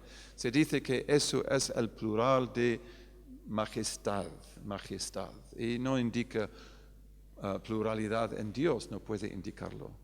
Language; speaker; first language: Spanish; non-native, fluent; English